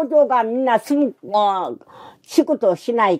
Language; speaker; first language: Japanese; non-native, learner; Korean